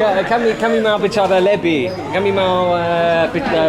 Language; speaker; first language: Indonesian; non-native, learner; English